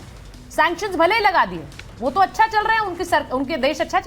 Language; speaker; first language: Hindi; native; Hindi